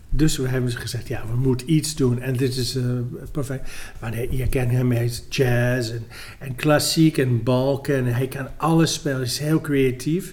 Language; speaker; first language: Dutch; non-native, fluent; English